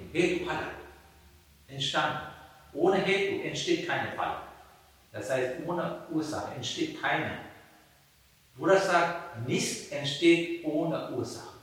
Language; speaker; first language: German; non-native, fluent; Sinhala